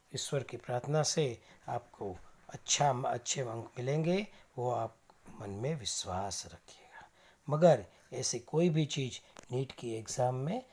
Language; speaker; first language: Hindi; non-native, local second language; Gujarati